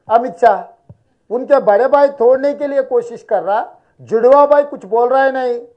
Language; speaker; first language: Hindi; non-native, local second language; Telugu